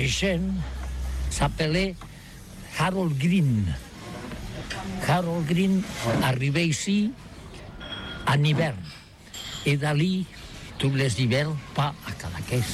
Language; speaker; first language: French; non-native, learner; Catalan